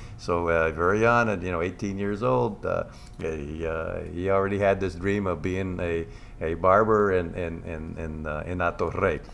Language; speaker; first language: English; non-native, local second language; Spanish